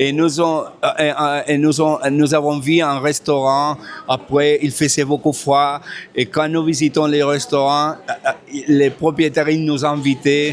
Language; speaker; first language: French; non-native, fluent; Spanish